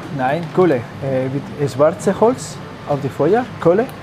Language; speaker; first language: German; non-native, learner; Spanish